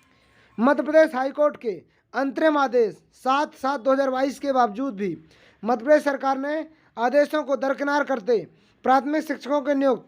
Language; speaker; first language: Hindi; native; Hindi